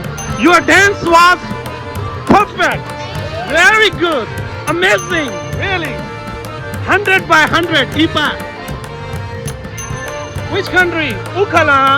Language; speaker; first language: English; non-native, learner; Urdu